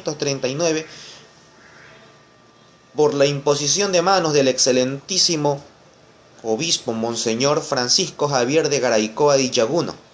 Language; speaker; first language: Spanish; native; Spanish